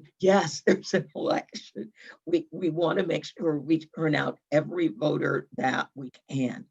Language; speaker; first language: English; native; English